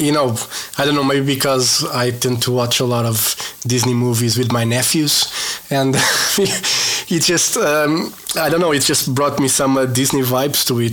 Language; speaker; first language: English; non-native, fluent; Portuguese